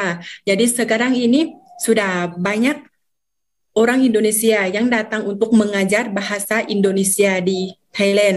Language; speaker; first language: Indonesian; non-native, fluent; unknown